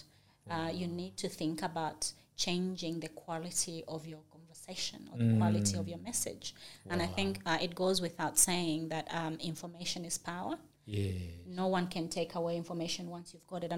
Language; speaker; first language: English; non-native, local second language; Bemba